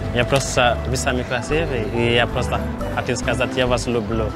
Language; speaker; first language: Russian; non-native, learner; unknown